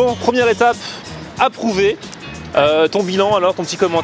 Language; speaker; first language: French; native; French